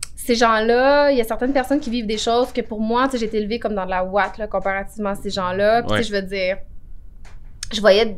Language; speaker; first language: French; native; French